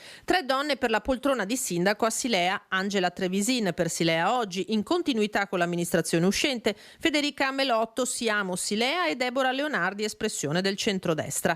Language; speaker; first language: Italian; native; Italian